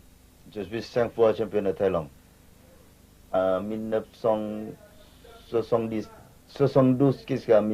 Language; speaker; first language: French; non-native, learner; Thai